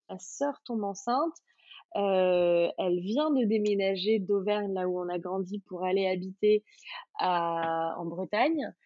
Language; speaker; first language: French; native; French